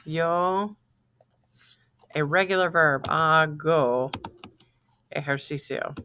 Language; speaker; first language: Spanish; non-native, fluent; English